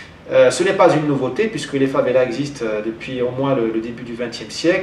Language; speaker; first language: French; non-native, local second language; Arabic